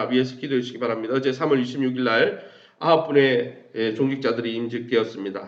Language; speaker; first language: Korean; native; Korean